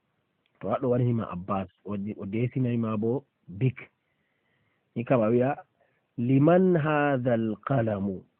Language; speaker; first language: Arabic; non-native, fluent; Fula